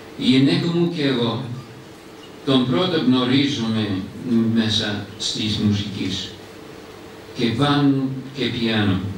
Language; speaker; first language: Greek; non-native, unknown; English